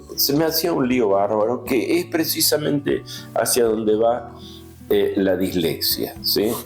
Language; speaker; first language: Spanish; native; Spanish